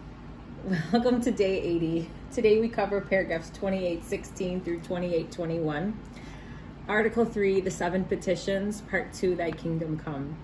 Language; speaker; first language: English; native; English